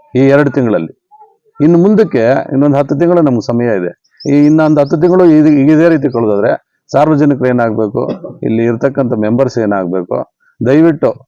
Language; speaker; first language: Kannada; native; Kannada